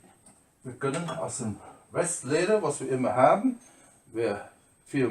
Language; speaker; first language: German; non-native, fluent; English